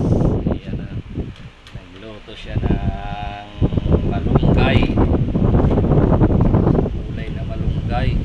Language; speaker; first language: Filipino; non-native, local second language; Hiligaynon